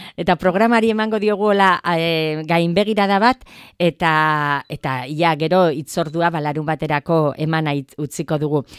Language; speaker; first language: Basque; native; Basque